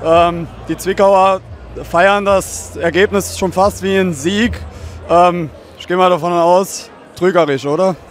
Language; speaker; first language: German; native; German